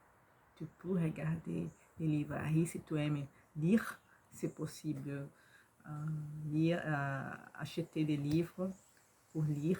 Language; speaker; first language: French; non-native, learner; Portuguese